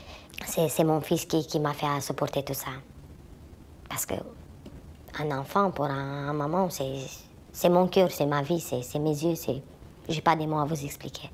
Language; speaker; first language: French; non-native, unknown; Romanian